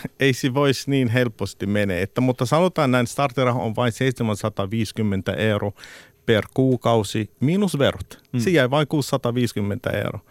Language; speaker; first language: Finnish; non-native, fluent; Arabic